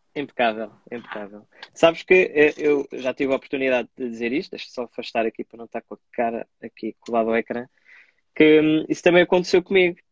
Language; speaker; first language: Portuguese; native; Portuguese